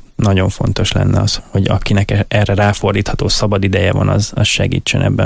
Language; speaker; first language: Hungarian; native; Hungarian